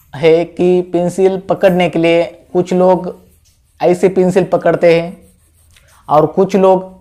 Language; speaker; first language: Hindi; non-native, local second language; Marathi